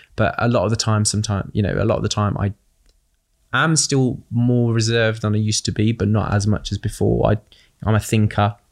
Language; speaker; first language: English; native; English